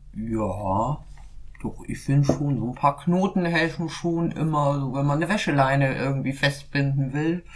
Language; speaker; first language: German; native; German